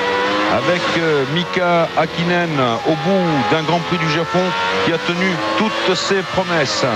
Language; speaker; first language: French; native; French